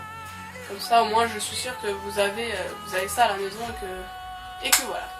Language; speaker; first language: French; native; French